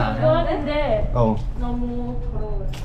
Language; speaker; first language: Korean; non-native, learner; Indonesian